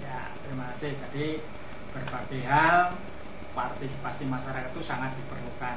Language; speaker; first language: Indonesian; native; Indonesian